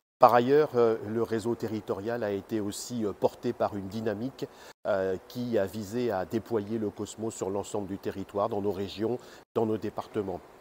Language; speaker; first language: French; native; French